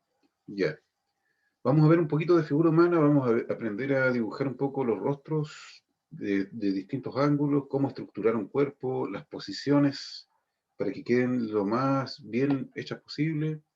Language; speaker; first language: Spanish; native; Spanish